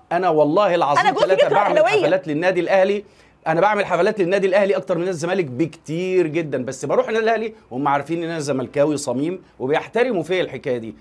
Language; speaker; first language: Arabic; native; Arabic